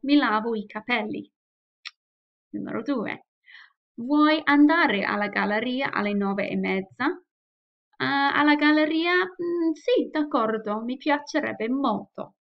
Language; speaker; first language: Italian; non-native, fluent; English